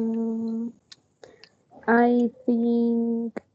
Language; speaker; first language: English; non-native, learner; Spanish